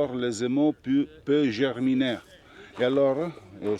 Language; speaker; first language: French; non-native, learner; Italian